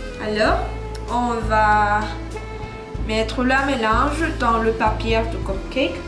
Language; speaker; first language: French; non-native, learner; Spanish